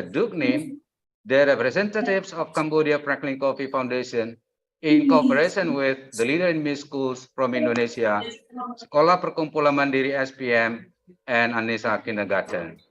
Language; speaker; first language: English; non-native, fluent; Indonesian